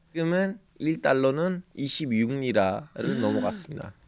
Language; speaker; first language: Korean; non-native, fluent; Turkish